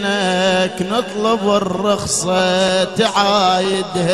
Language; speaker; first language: Arabic; native; Arabic